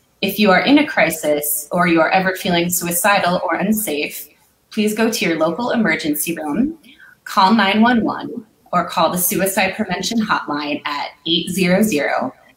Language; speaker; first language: English; native; English